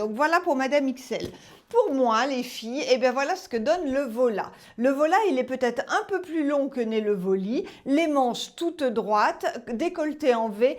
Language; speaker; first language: French; native; French